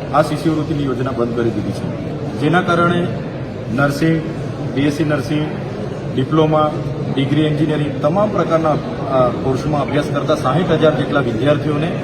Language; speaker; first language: Gujarati; non-native, local second language; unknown